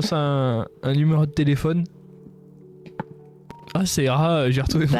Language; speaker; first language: French; native; French